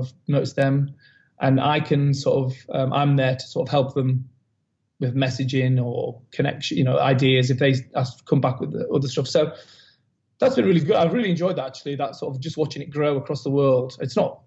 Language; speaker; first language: English; native; English